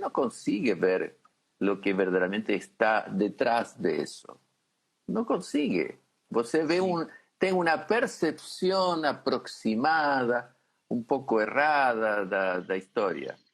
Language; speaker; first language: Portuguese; non-native, fluent; Spanish